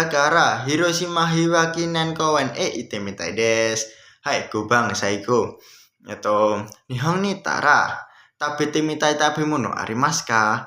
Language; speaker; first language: Japanese; non-native, learner; Indonesian